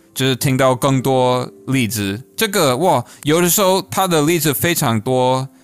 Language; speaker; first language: Chinese; non-native, fluent; English